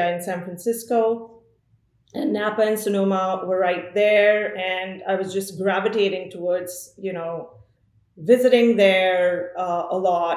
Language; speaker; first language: English; non-native, local second language; Punjabi